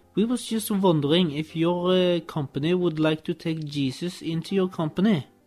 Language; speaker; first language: English; non-native, fluent; Norwegian